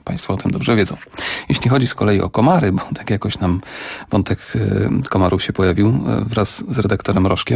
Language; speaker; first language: Polish; native; Polish